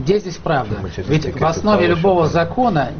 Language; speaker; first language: Russian; native; Russian